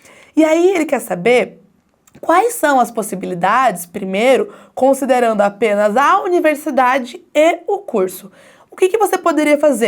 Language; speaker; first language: Portuguese; native; Portuguese